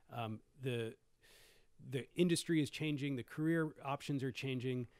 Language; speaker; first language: English; native; English